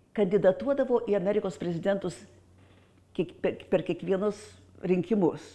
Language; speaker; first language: Lithuanian; early bilingual, heritage; Lithuanian